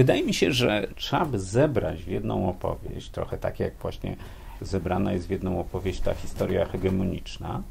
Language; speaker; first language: Polish; native; Polish